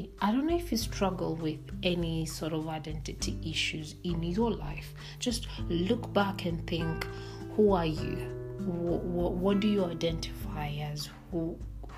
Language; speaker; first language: English; non-native, local second language; Swahili